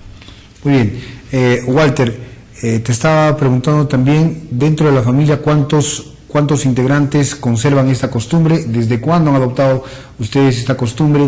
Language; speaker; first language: Spanish; native; Spanish